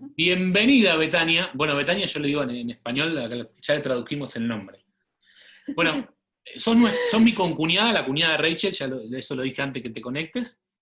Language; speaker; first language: Spanish; native; Spanish